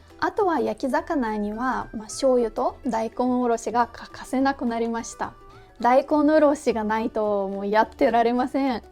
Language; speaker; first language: Japanese; non-native, fluent; Russian